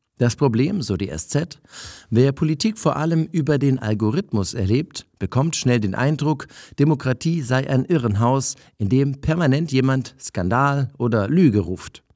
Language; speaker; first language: German; native; German